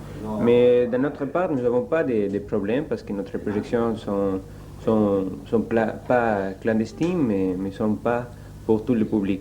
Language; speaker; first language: French; non-native, learner; Spanish